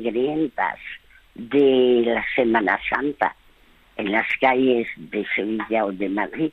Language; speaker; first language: Spanish; early bilingual, other home language; French